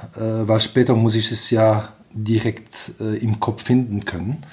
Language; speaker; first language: German; non-native, fluent; French